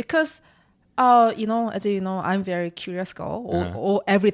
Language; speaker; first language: English; non-native, learner; Korean